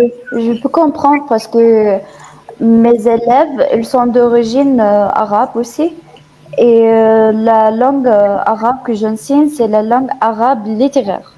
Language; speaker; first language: French; non-native, fluent; Arabic